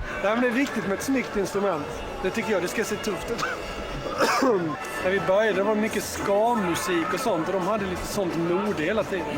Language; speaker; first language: Swedish; native; Swedish